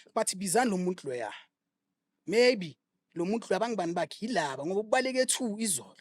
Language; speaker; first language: Zulu; non-native, local second language; Southern Sotho